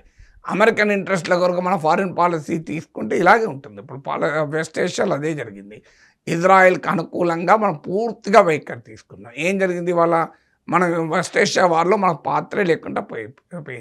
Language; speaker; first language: Telugu; native; Telugu